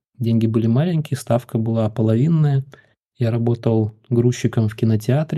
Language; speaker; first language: Russian; native; Russian